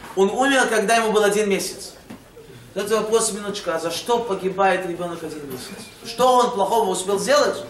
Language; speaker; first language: Russian; early bilingual, heritage; Russian